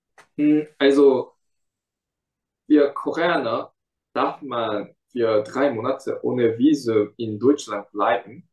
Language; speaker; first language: German; non-native, fluent; Korean